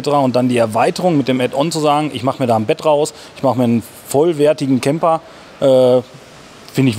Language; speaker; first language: German; native; German